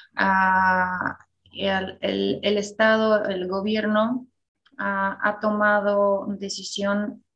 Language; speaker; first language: Spanish; non-native, fluent; Bulgarian